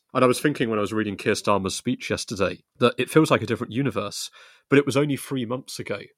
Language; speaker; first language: English; native; English